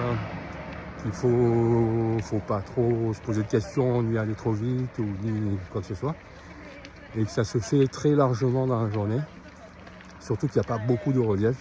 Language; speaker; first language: French; native; French